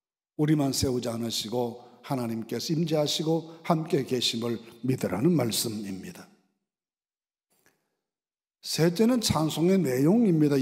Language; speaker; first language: Korean; native; Korean